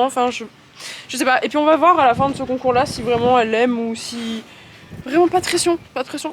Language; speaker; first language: French; native; French